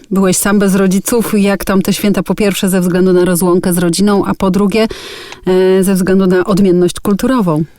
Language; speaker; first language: Polish; native; Polish